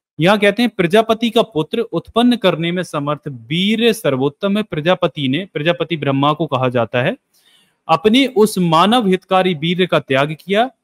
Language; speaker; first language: Hindi; native; Hindi